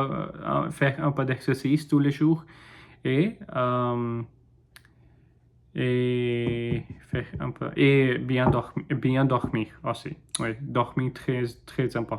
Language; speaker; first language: French; non-native, learner; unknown